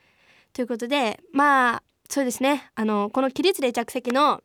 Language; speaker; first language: Japanese; native; Japanese